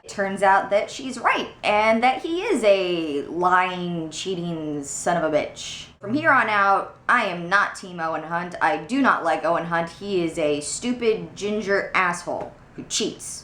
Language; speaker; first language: English; native; English